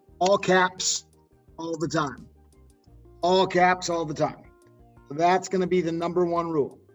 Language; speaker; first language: English; native; English